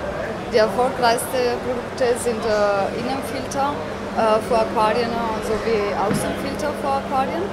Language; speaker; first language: German; non-native, fluent; Italian